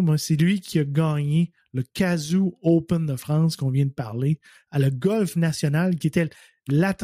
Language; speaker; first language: French; native; French